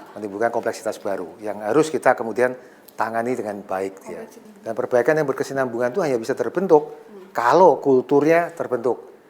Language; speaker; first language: Indonesian; native; Indonesian